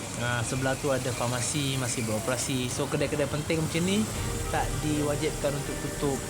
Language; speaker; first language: Malay; native; Malay